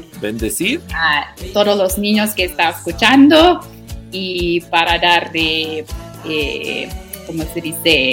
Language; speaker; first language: Spanish; non-native, learner; Afrikaans